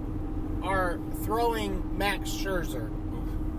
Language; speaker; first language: English; native; English